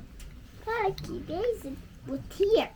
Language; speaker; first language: Dutch; early bilingual, heritage; Dutch